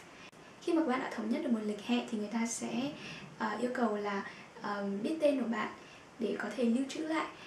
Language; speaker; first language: Vietnamese; native; Vietnamese